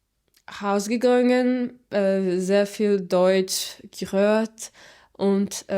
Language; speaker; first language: German; non-native, learner; Portuguese